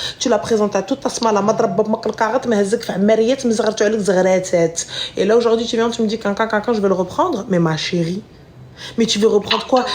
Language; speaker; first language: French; early bilingual, other home language; Arabic